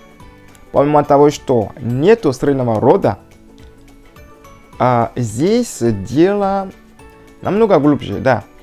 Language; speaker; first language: Russian; non-native, fluent; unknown